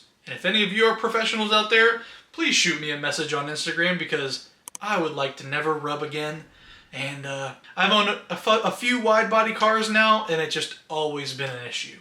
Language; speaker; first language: English; native; English